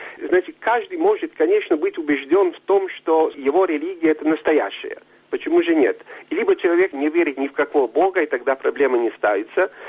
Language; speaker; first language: Russian; non-native, fluent; Italian